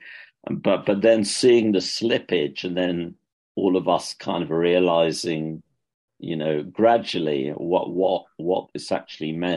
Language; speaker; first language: English; native; English